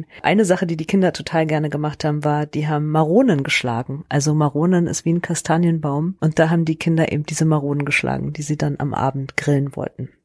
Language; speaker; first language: German; native; German